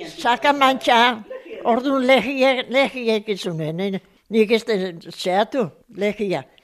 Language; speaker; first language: Basque; native; Basque